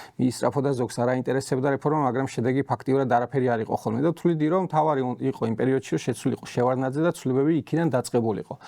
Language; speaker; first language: Georgian; native; Georgian